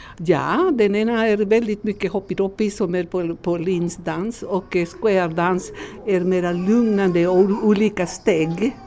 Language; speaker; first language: Swedish; non-native, fluent; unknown